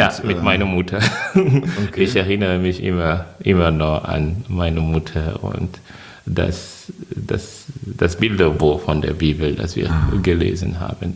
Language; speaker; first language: German; non-native, fluent; French